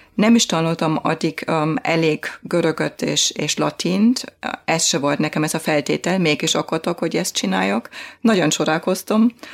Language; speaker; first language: Hungarian; non-native, fluent; German